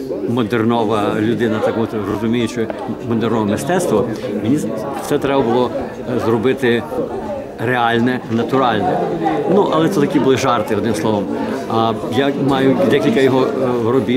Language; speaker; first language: Ukrainian; early bilingual, heritage; Ukrainian